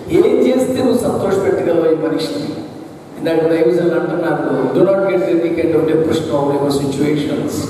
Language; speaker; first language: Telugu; non-native, local second language; Malayalam